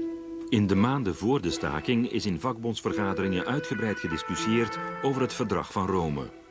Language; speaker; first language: Dutch; native; Dutch